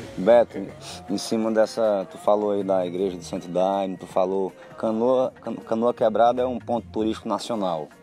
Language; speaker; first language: Portuguese; native; Portuguese